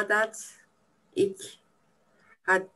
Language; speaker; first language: Dutch; non-native, learner; Turkish